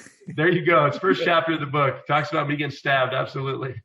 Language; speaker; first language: English; native; English